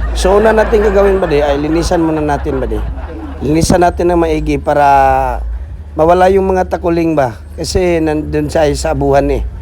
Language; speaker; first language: Filipino; non-native, local second language; Cebuano